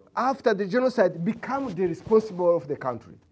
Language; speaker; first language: English; non-native, local second language; Kinyarwanda